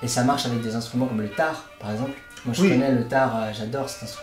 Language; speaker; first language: French; native; French